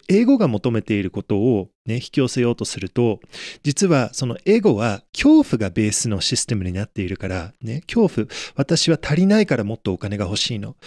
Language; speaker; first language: Japanese; native; Japanese